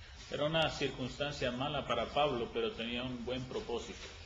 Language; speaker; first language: Spanish; early bilingual, heritage; Spanish